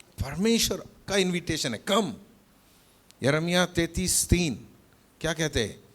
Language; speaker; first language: Hindi; non-native, local second language; Malayalam